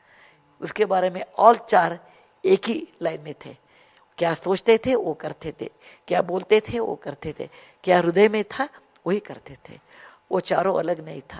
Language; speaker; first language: Hindi; non-native, local second language; Kannada